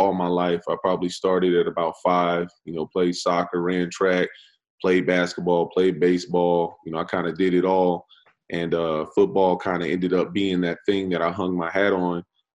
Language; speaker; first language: English; native; English